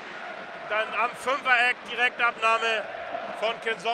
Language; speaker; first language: German; native; German